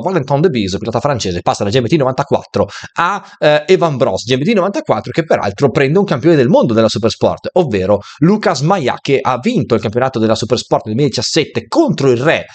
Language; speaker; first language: Italian; native; Italian